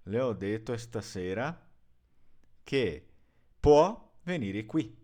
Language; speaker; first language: Italian; non-native, fluent; Portuguese